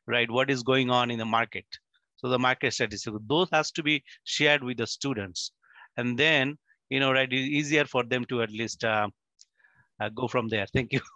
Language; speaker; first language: English; non-native, local second language; Bangla